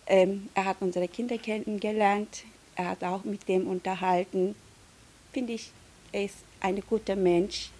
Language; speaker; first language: German; non-native, fluent; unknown